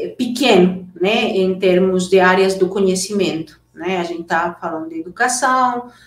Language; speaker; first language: Portuguese; non-native, fluent; Spanish